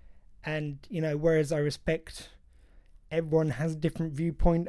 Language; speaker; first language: English; native; English